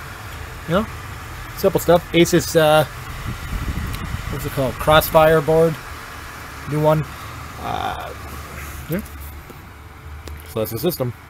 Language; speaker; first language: English; native; English